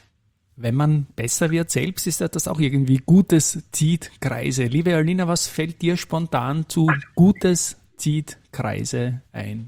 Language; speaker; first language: German; native; German